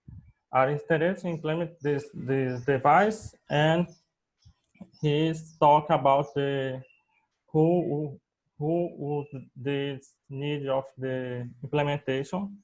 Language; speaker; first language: English; non-native, learner; Portuguese